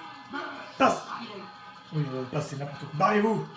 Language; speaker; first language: French; native; French